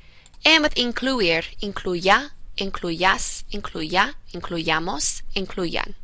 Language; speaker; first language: Spanish; non-native, fluent; English